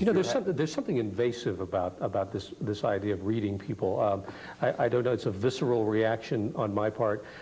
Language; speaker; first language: English; native; English